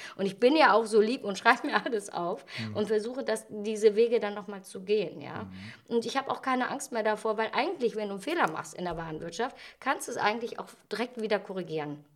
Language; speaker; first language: German; native; German